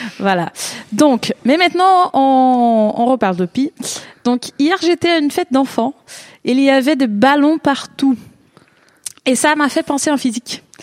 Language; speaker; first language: French; non-native, fluent; Portuguese